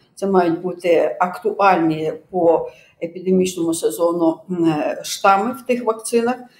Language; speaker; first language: Ukrainian; native; Ukrainian